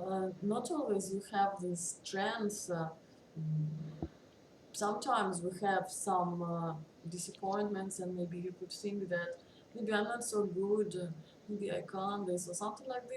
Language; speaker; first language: English; non-native, learner; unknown